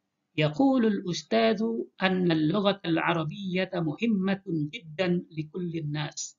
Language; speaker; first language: Arabic; non-native, fluent; Indonesian